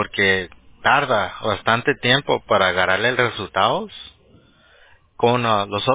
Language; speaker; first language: Spanish; early bilingual, heritage; Spanish